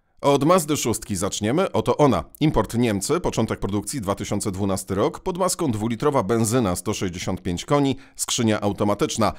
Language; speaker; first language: Polish; native; Polish